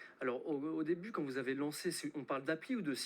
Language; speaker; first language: French; native; French